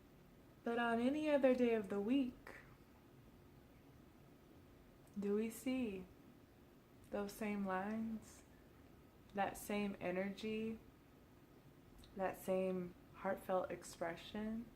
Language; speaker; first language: English; native; English